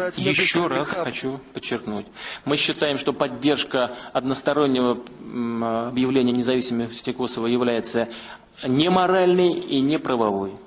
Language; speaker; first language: Russian; native; Russian